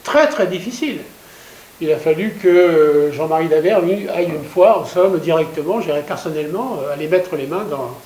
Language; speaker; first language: French; native; French